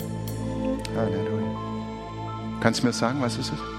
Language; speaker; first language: German; native; German